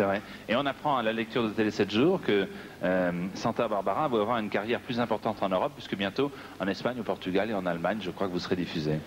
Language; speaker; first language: French; native; French